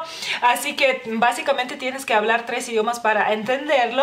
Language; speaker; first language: Spanish; non-native, fluent; Lithuanian